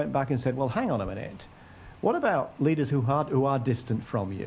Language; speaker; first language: English; native; English